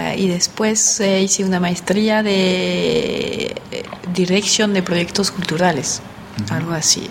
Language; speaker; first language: Spanish; non-native, fluent; French